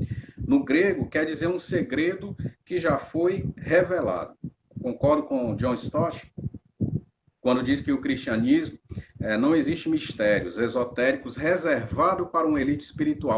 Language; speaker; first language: Portuguese; native; Portuguese